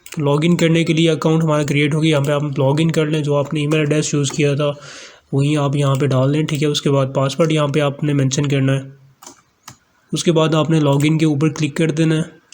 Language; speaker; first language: Urdu; non-native, local second language; Punjabi